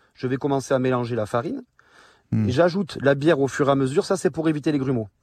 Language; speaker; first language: French; native; French